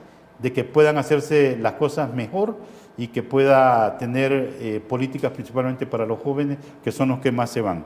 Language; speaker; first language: Spanish; native; Spanish